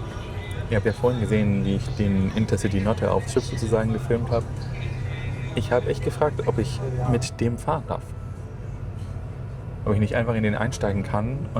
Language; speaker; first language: German; native; German